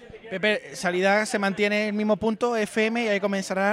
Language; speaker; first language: Spanish; native; Spanish